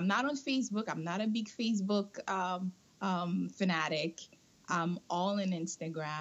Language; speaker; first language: English; non-native, fluent; Haitian Creole